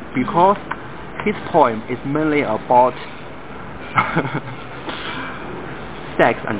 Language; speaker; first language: English; non-native, fluent; Chinese